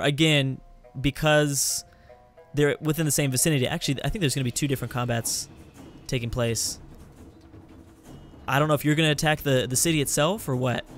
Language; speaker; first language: English; native; English